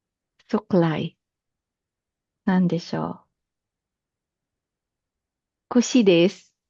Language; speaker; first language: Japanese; non-native, fluent; Filipino